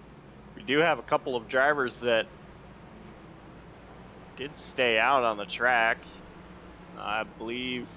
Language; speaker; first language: English; native; English